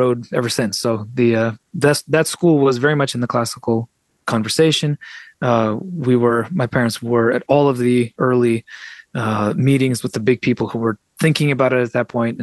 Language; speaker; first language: English; early bilingual, other home language; Russian